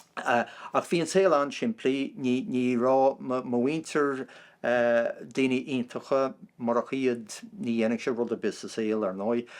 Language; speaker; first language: Irish; non-native, local second language; English